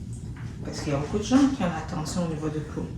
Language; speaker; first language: French; native; French